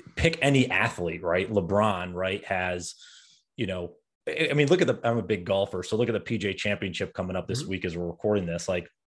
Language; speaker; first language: English; native; English